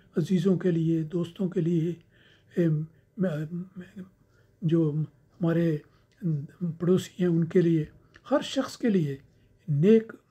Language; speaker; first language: Urdu; native; Urdu